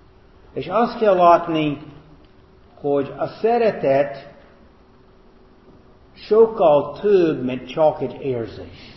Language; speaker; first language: Hungarian; non-native, fluent; English